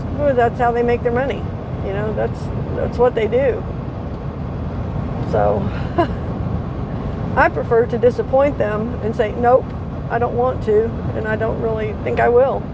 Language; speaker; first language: English; native; English